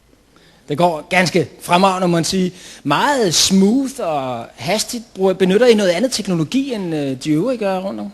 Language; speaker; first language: Danish; native; Danish